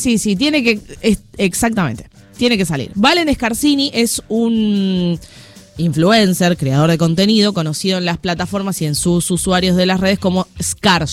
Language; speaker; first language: Spanish; native; Spanish